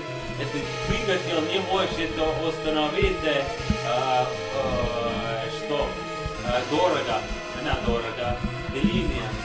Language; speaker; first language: Russian; non-native, learner; English